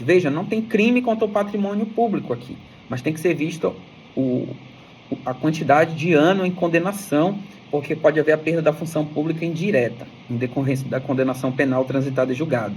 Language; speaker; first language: Portuguese; native; Portuguese